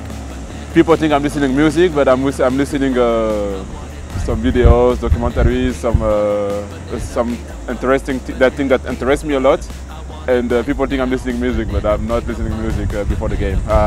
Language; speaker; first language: English; non-native, fluent; French